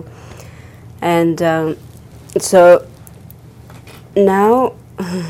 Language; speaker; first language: English; non-native, fluent; Chinese